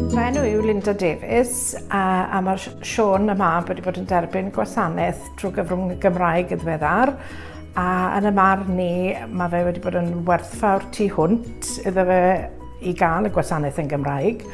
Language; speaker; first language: Welsh; native; Welsh